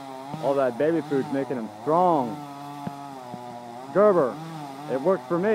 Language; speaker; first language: English; native; English